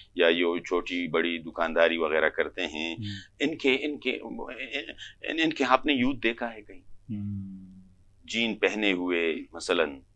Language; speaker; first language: Urdu; non-native, local second language; Pashto